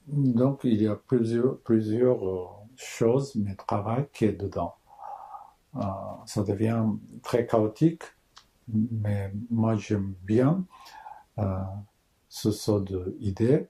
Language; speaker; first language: French; non-native, learner; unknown